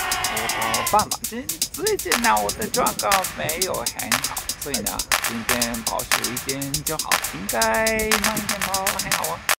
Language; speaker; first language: Chinese; non-native, learner; Japanese